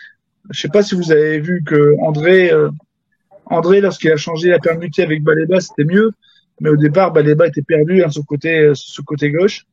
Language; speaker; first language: French; native; French